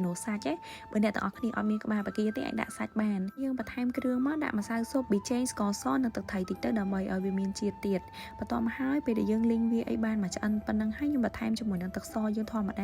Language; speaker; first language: Khmer; native; Khmer